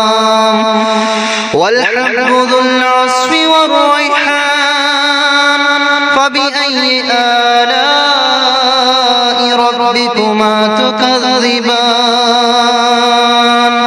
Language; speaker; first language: Arabic; native; Arabic